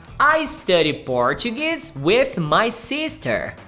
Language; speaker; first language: English; non-native, fluent; Portuguese